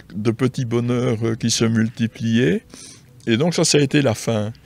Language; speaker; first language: French; native; French